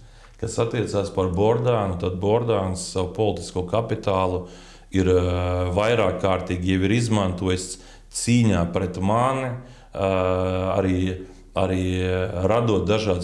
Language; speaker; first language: Latvian; native; Latvian